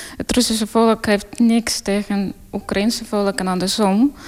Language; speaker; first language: Dutch; non-native, fluent; Ukrainian